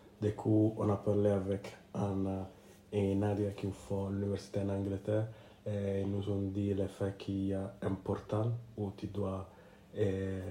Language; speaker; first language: French; non-native, learner; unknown